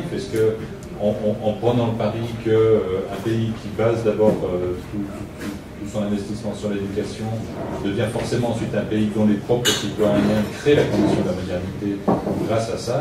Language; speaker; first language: French; native; French